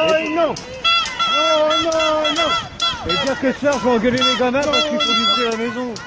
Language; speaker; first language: French; native; French